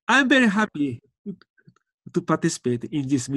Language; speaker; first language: English; non-native, learner; Japanese